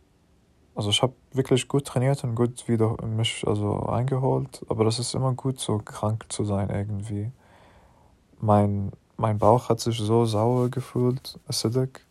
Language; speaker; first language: German; non-native, learner; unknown